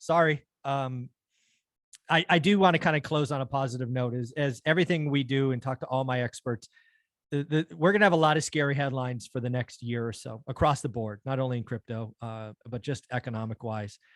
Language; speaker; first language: English; native; English